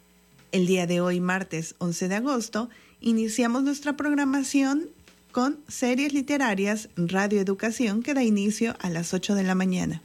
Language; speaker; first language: Spanish; native; Spanish